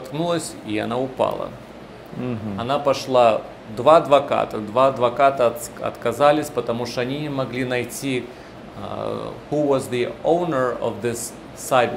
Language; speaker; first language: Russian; early bilingual, heritage; Russian